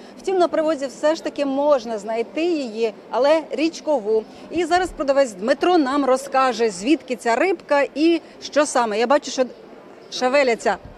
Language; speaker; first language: Ukrainian; native; Ukrainian